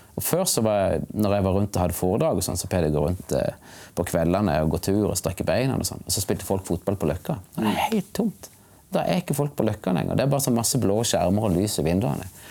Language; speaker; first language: Norwegian; native; Norwegian